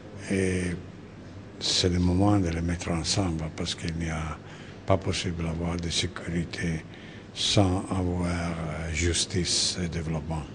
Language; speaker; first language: French; non-native, fluent; Italian